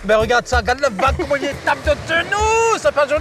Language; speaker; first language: French; native; French